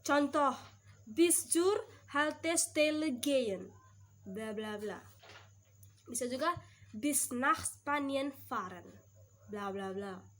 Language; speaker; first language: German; non-native, learner; Indonesian